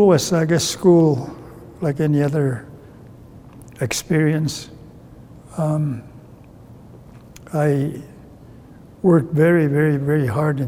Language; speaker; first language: English; non-native, fluent; Cree